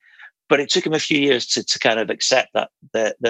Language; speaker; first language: English; native; English